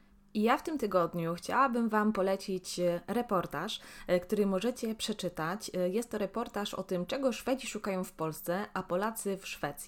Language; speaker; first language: Polish; native; Polish